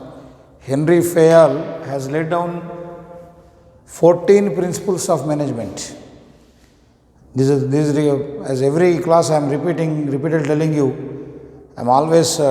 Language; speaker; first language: English; non-native, local second language; Telugu